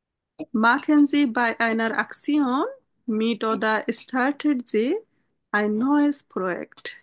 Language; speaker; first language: German; non-native, fluent; Bangla